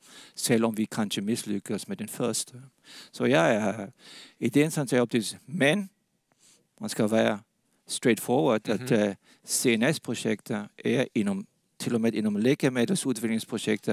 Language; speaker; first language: Swedish; non-native, fluent; Danish